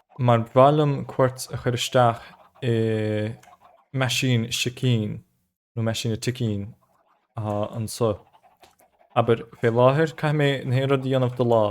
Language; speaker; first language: Irish; native; Irish